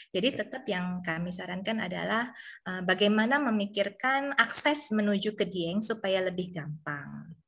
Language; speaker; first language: Indonesian; native; Indonesian